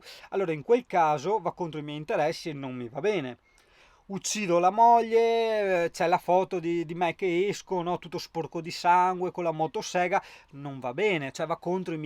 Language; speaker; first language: Italian; native; Italian